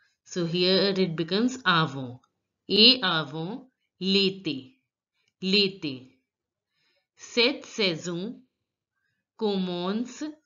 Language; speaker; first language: French; non-native, fluent; Hindi